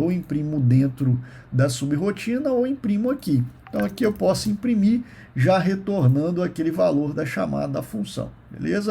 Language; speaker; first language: Portuguese; native; Portuguese